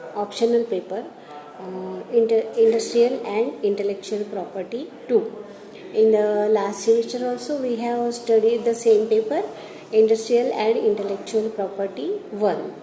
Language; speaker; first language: English; non-native, local second language; Gujarati